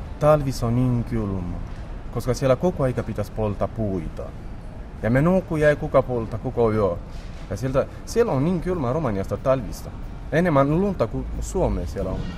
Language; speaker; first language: Finnish; non-native, learner; Romany